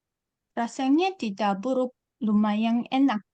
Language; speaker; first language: Indonesian; non-native, learner; Japanese